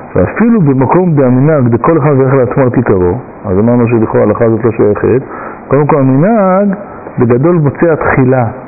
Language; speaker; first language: Hebrew; native; Hebrew